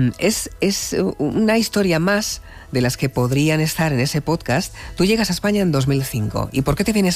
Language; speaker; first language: Spanish; native; Spanish